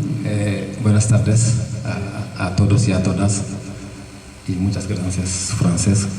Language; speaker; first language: Spanish; non-native, fluent; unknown